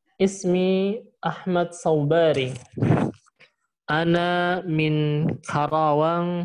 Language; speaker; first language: Arabic; non-native, learner; Indonesian